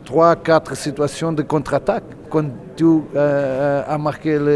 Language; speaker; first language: French; non-native, learner; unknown